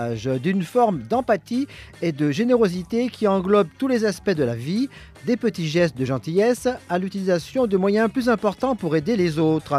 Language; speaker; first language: French; native; French